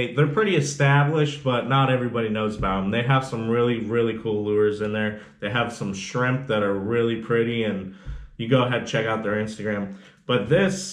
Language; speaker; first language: English; native; English